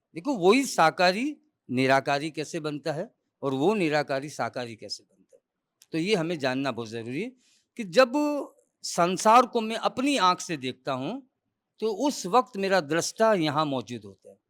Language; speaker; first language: Urdu; non-native, local second language; Gujarati